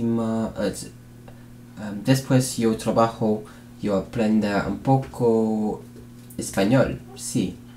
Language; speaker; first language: Spanish; non-native, learner; English